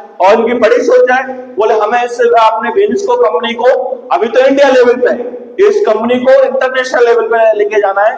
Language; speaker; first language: Hindi; native; Hindi